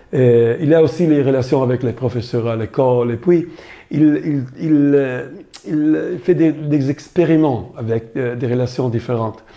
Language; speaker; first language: French; non-native, fluent; Italian